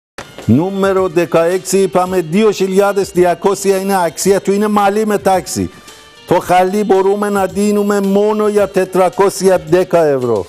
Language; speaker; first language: Greek; non-native, fluent; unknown